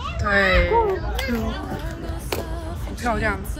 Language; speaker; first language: Chinese; non-native, learner; Japanese